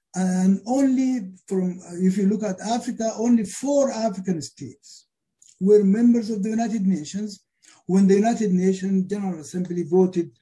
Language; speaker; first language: English; non-native, fluent; Arabic